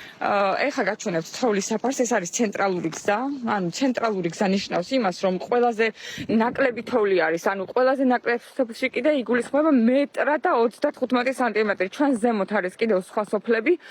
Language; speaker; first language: Georgian; native; Georgian